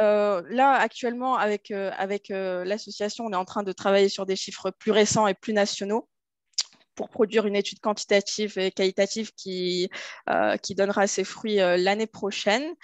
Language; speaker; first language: French; native; French